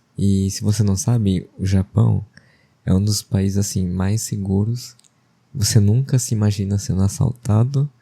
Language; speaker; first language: Portuguese; early bilingual, other home language; Japanese